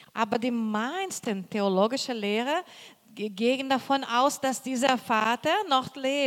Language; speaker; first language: German; non-native, fluent; Portuguese